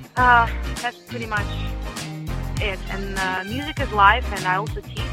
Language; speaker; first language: English; non-native, fluent; Russian